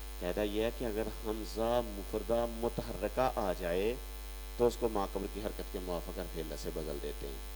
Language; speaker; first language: Urdu; non-native, local second language; Punjabi